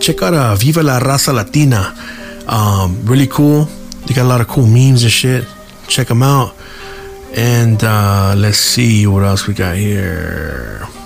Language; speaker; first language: English; early bilingual, other home language; Spanish